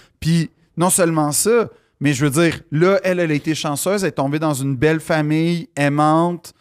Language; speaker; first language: French; native; French